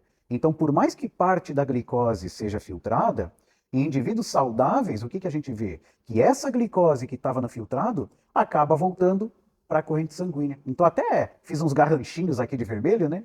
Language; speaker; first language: Portuguese; native; Portuguese